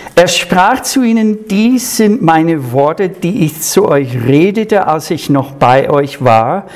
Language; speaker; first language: German; non-native, fluent; English